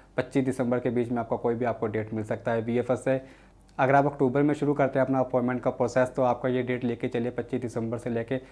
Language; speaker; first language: Hindi; native; Hindi